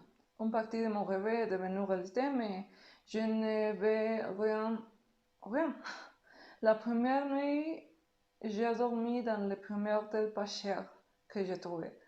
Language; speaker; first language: French; non-native, learner; Spanish